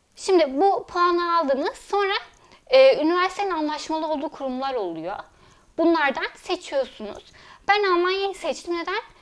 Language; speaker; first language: Turkish; early bilingual, heritage; Turkish